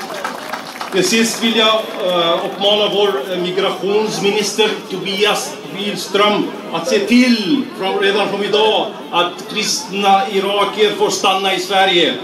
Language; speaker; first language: Swedish; non-native, fluent; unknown